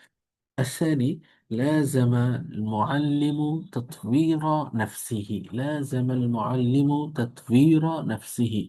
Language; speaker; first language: Arabic; non-native, fluent; Bangla